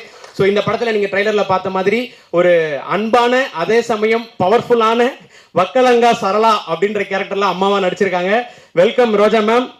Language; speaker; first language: Tamil; native; Tamil